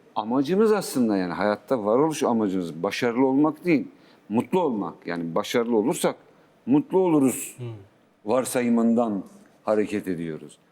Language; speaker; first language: Turkish; native; Turkish